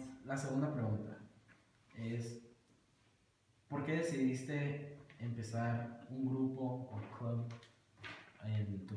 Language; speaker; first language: Spanish; early bilingual, heritage; Spanish